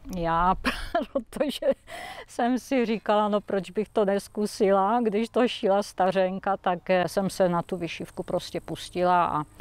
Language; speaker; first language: Czech; native; Czech